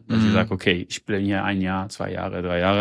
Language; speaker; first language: German; early bilingual, heritage; German